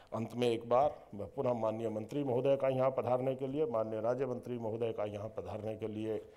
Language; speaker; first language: Hindi; native; Hindi